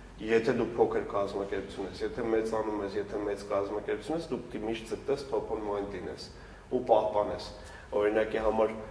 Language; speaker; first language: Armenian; native; Armenian